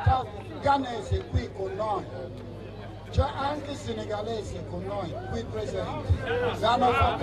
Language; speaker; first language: Italian; non-native, learner; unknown